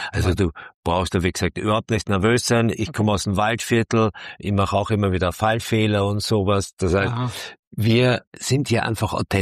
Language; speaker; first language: German; native; German